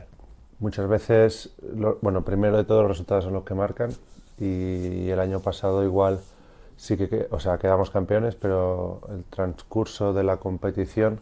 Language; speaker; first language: Spanish; native; Spanish